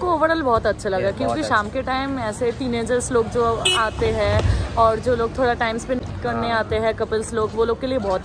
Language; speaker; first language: Hindi; non-native, local second language; Bangla